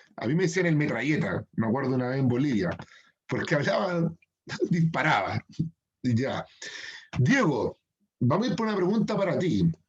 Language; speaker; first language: Spanish; native; Spanish